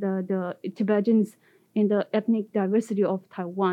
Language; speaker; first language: English; non-native, local second language; Tibetan